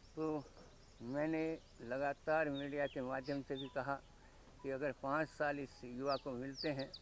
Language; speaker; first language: Hindi; native; Hindi